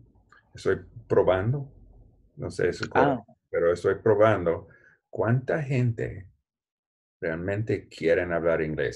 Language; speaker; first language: Spanish; non-native, learner; English